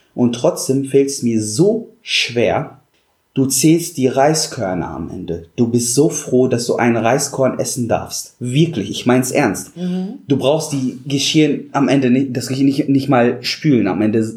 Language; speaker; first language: German; non-native, fluent; Arabic